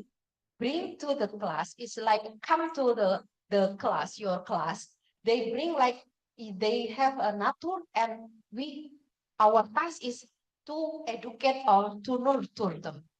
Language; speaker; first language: English; non-native, fluent; Indonesian